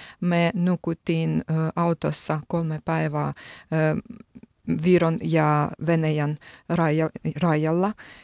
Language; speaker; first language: Finnish; non-native, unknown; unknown